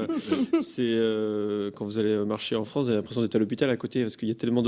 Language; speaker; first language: French; native; French